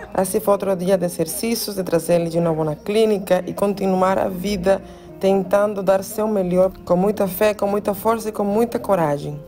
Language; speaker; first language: Portuguese; non-native, fluent; Spanish